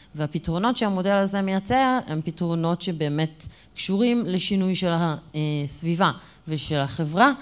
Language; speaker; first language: Hebrew; native; Hebrew